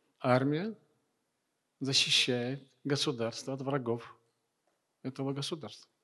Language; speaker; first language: Russian; non-native, local second language; Chechen